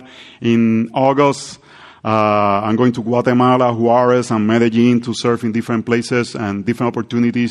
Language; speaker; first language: English; non-native, fluent; Spanish